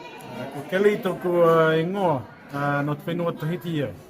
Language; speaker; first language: Māori; non-native, learner; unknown